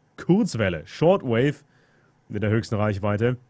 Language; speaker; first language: German; native; German